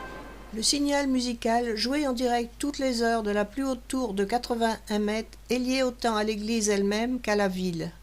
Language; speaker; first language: French; native; French